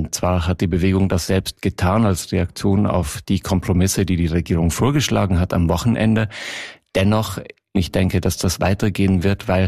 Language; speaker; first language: German; native; German